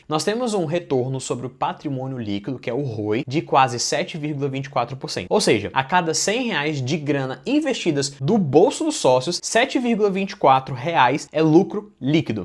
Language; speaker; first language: Portuguese; native; Portuguese